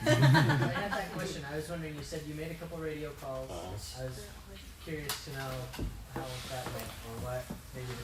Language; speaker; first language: English; native; English